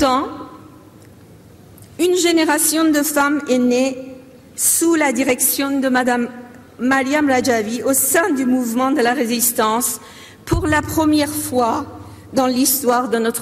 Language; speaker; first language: French; non-native, fluent; Persian